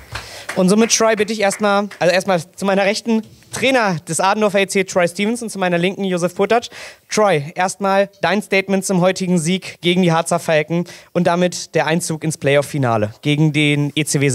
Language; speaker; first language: German; native; German